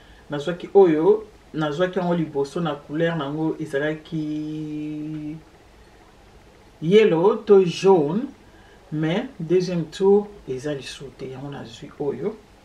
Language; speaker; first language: French; non-native, local second language; Lingala